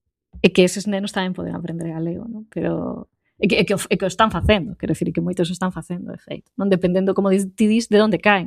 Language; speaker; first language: Galician; native; Galician